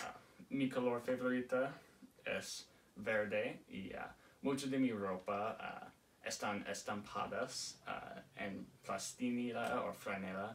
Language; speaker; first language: Spanish; non-native, learner; English